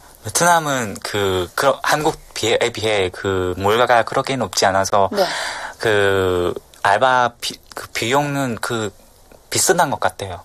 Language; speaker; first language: Korean; non-native, learner; Vietnamese